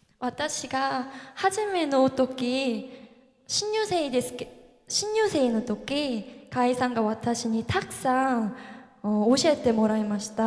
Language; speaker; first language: Japanese; non-native, learner; Korean